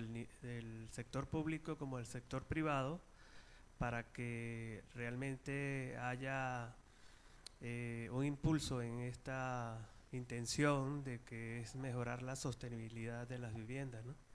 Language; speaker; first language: Spanish; native; Spanish